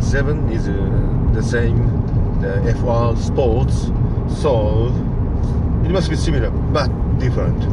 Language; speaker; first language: English; non-native, learner; Japanese